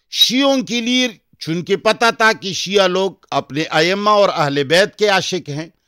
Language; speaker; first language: Urdu; non-native, local second language; Pashto